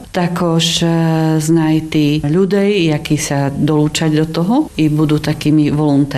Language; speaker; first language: Ukrainian; non-native, local second language; Rusyn